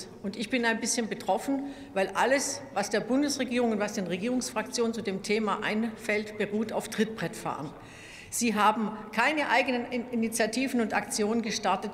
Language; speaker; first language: German; native; German